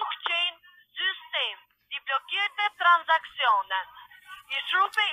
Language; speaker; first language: German; non-native, learner; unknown